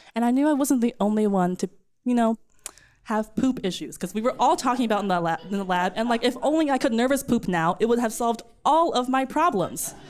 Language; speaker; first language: English; native; English